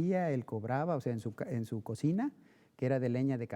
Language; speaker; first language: Spanish; native; Spanish